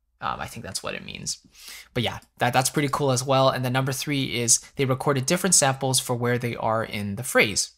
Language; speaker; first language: English; native; English